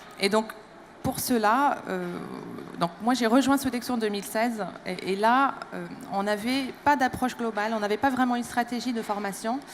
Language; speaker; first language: French; non-native, fluent; English